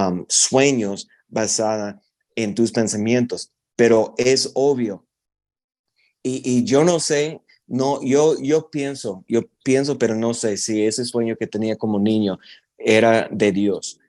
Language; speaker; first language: Spanish; non-native, fluent; English